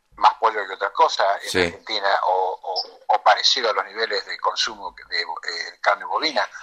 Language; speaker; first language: Spanish; native; Spanish